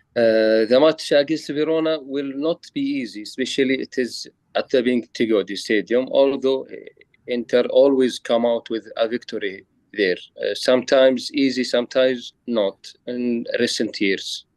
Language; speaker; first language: English; non-native, learner; Arabic